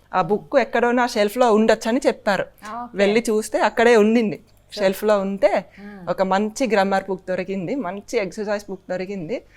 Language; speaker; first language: Telugu; non-native, fluent; Finnish